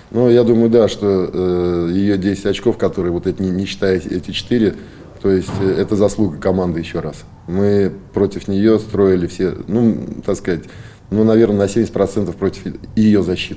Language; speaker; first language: Russian; native; Russian